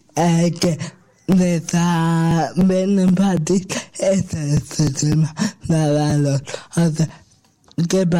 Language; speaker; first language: Catalan; non-native, local second language; Spanish